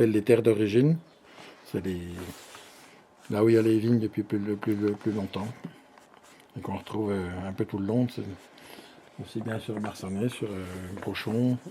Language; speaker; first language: French; native; French